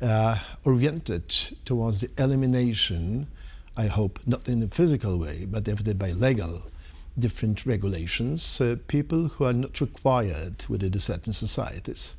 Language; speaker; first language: English; non-native, fluent; Polish